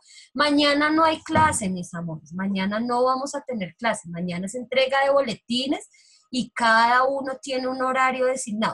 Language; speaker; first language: Spanish; native; Spanish